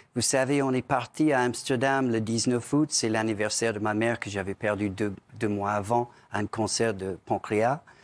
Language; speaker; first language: French; non-native, fluent; English